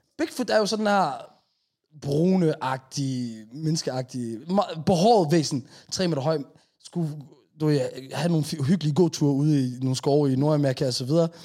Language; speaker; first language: Danish; native; Danish